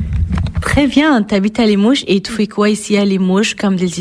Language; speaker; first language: French; non-native, fluent; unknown